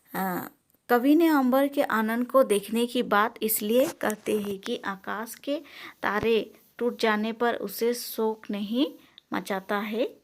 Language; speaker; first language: Hindi; non-native, local second language; Assamese